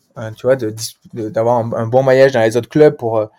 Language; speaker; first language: French; native; French